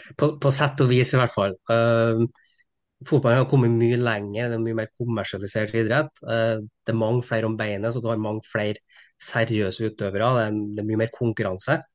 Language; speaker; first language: Norwegian; native; Norwegian